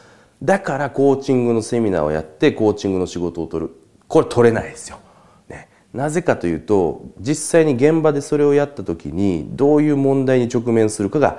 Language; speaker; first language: Japanese; native; Japanese